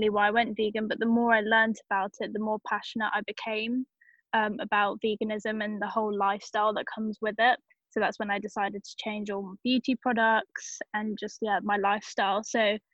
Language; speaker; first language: English; native; English